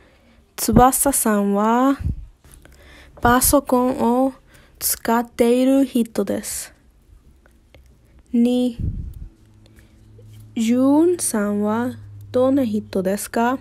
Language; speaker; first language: Japanese; non-native, learner; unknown